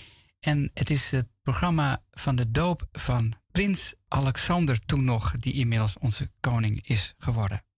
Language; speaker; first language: Dutch; native; Dutch